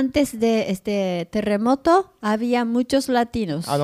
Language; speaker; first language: Spanish; non-native, learner; Japanese